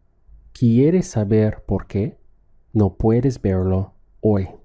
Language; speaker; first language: Spanish; non-native, fluent; English